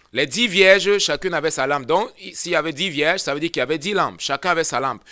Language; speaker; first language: French; non-native, local second language; Lingala